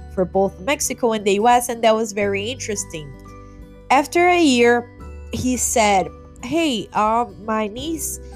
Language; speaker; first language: English; non-native, fluent; Portuguese